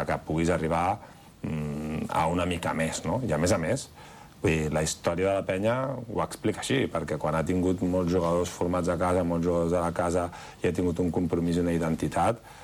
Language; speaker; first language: Catalan; native; Catalan